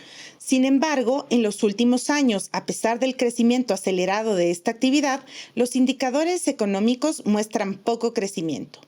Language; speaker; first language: Spanish; native; Spanish